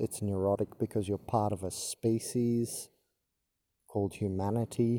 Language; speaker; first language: English; native; English